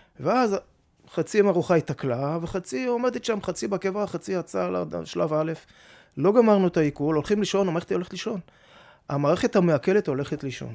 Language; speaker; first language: Hebrew; native; Hebrew